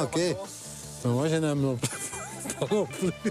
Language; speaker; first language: French; non-native, local second language; Dutch